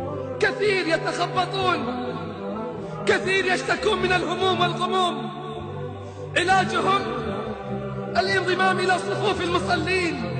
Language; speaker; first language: Arabic; native; Arabic